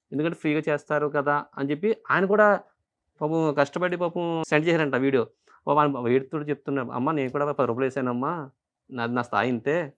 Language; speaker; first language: Telugu; non-native, local second language; Urdu